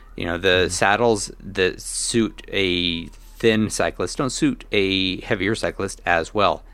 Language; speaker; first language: English; native; English